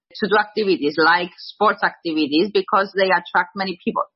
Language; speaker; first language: English; non-native, fluent; Greek